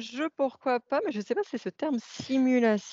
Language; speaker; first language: French; native; French